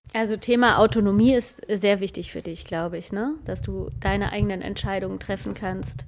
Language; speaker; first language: German; native; German